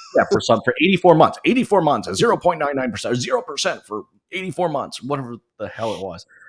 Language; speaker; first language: English; native; English